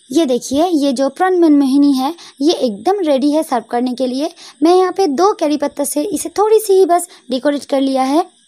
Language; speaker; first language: Hindi; non-native, local second language; Bangla